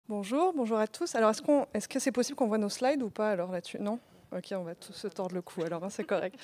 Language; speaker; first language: French; native; French